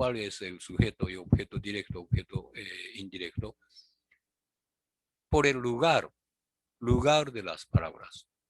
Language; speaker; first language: Spanish; non-native, learner; Japanese